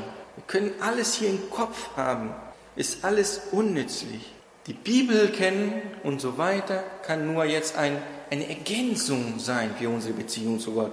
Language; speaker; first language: German; non-native, fluent; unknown